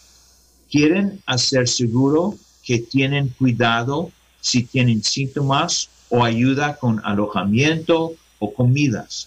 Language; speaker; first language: Spanish; non-native, learner; English